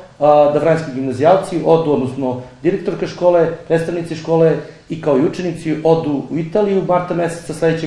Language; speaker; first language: Serbian; native; Serbian